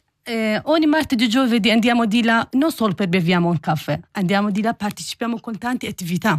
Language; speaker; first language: Italian; non-native, learner; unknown